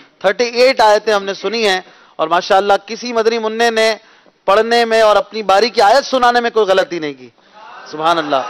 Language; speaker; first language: Urdu; native; Urdu